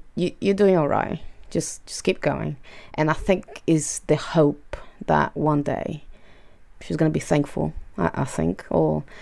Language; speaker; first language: English; non-native, fluent; Portuguese